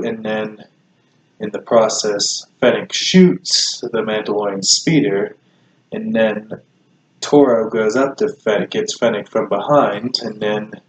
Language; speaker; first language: English; native; English